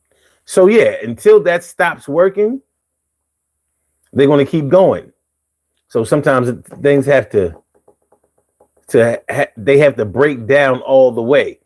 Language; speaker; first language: English; native; English